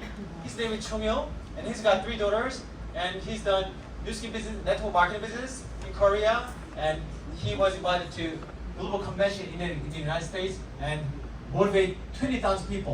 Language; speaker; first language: English; non-native, fluent; Korean